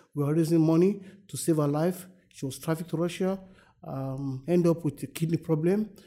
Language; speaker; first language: English; non-native, local second language; Yoruba